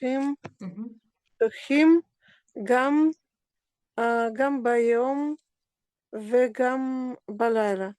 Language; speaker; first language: Hebrew; non-native, learner; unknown